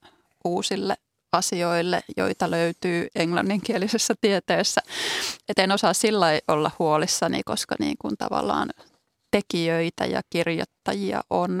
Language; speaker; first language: Finnish; native; Finnish